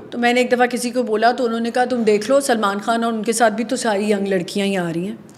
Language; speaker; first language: Urdu; native; Urdu